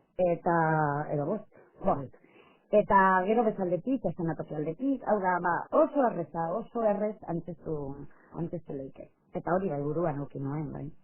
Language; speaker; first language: Basque; non-native, local second language; Spanish